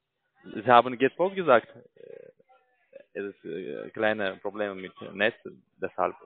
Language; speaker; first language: German; non-native, learner; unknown